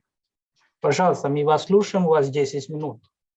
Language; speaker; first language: Russian; non-native, fluent; Hindi